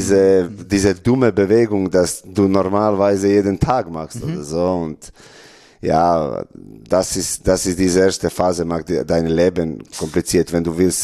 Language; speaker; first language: German; non-native, learner; Serbian